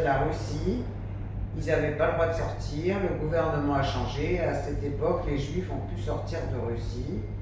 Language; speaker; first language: French; native; French